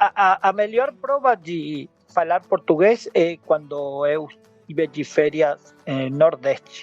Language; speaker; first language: Portuguese; non-native, learner; Spanish